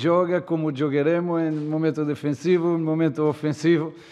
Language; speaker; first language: Italian; non-native, learner; Portuguese